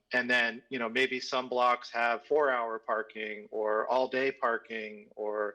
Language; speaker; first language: English; native; English